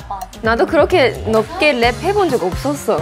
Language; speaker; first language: Korean; non-native, fluent; Japanese